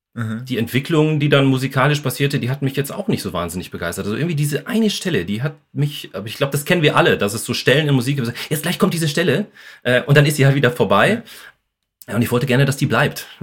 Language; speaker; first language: German; native; German